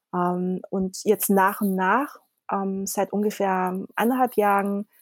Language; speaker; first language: German; early bilingual, other home language; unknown